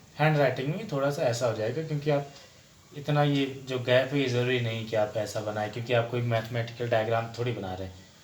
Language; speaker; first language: Hindi; native; Hindi